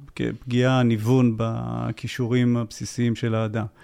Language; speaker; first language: Hebrew; native; Hebrew